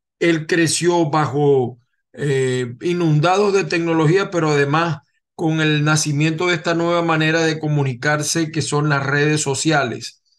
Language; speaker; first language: Spanish; native; Spanish